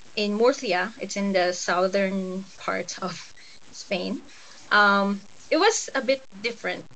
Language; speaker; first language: English; non-native, local second language; Cebuano